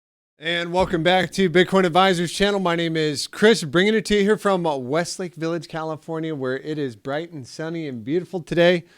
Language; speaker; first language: English; native; English